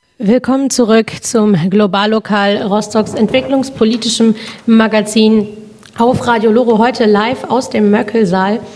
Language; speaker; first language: German; native; German